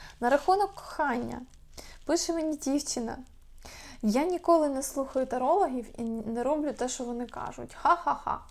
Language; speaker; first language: Ukrainian; non-native, local second language; Russian